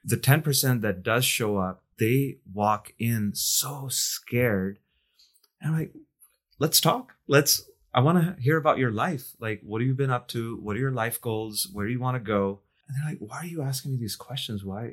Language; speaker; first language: English; non-native, local second language; Urdu